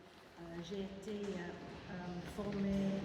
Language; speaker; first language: French; non-native, fluent; English